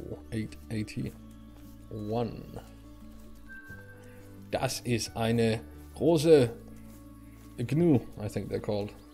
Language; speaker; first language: German; non-native, learner; Danish